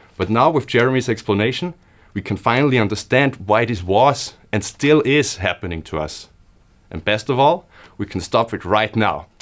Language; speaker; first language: English; non-native, fluent; German